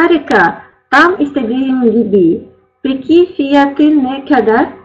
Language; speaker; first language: Turkish; non-native, learner; Russian